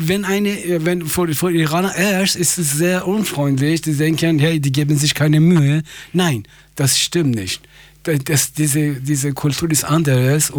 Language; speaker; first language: German; non-native, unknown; Persian